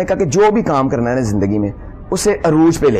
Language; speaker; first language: Urdu; native; Urdu